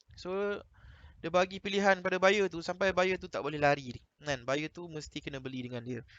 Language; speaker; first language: Malay; native; Malay